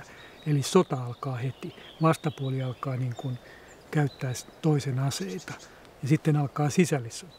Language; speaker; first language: Finnish; native; Finnish